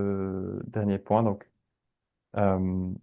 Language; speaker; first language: French; native; French